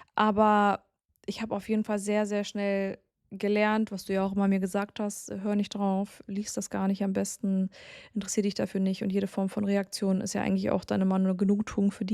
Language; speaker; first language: German; native; German